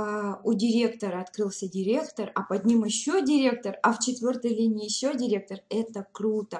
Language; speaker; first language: Russian; native; Russian